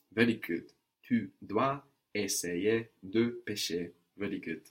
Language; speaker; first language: French; non-native, fluent; English